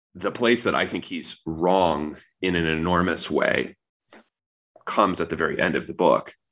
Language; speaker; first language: English; native; English